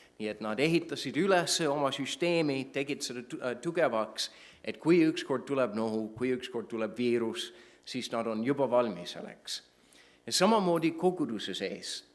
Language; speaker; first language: Estonian; non-native, fluent; English